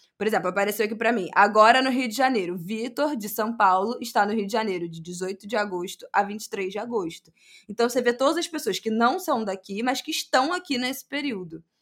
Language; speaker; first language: Portuguese; native; Portuguese